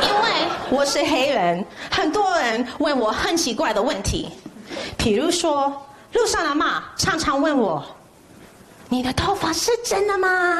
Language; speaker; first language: Chinese; non-native, fluent; English